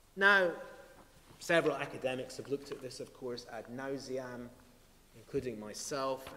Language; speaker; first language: English; native; English